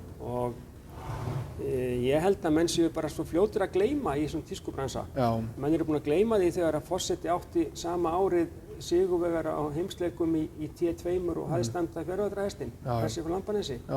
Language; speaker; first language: Icelandic; native; Icelandic